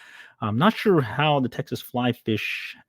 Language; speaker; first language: English; native; English